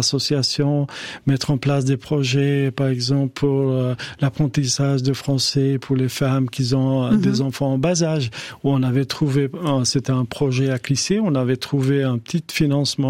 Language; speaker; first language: French; non-native, fluent; Albanian